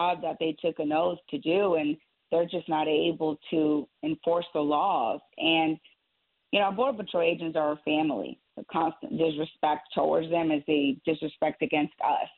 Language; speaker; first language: English; native; English